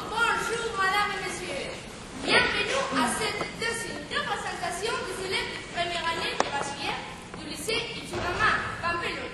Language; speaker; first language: French; non-native, learner; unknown